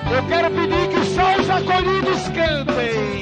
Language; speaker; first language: Portuguese; native; Portuguese